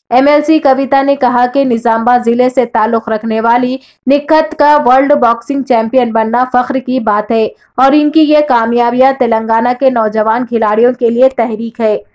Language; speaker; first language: Urdu; native; Urdu